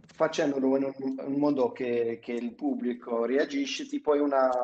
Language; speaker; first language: Italian; non-native, fluent; English